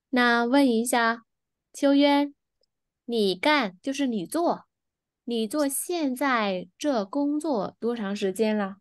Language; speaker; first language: Chinese; non-native, fluent; Vietnamese